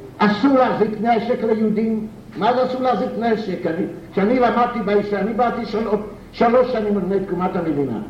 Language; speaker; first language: Hebrew; non-native, fluent; Yiddish